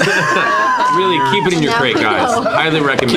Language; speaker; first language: English; native; English